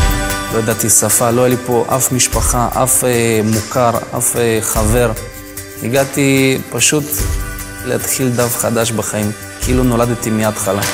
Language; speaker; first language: Hebrew; non-native, fluent; Russian